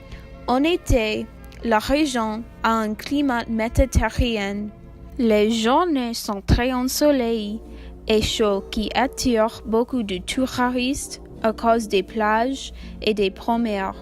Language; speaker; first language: French; non-native, learner; English